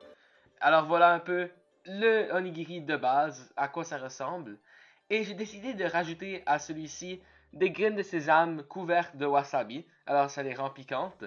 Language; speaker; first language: French; native; French